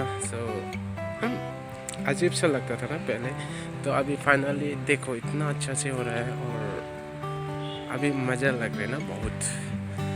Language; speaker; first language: Hindi; non-native, local second language; Bodo